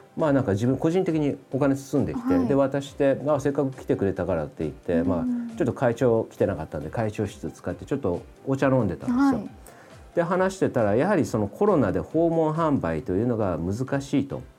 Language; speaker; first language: Japanese; native; Japanese